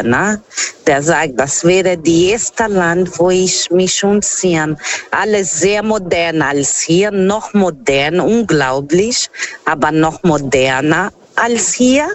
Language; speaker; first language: German; non-native, fluent; Portuguese